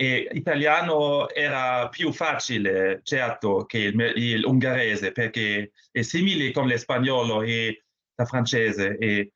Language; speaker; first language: Italian; non-native, learner; German